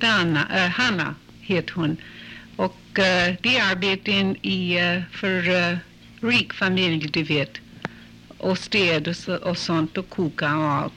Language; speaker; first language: Swedish; early bilingual, heritage; English